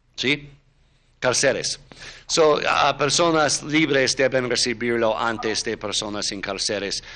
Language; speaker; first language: Spanish; non-native, learner; English